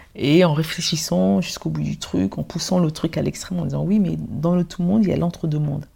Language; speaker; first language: French; early bilingual, other home language; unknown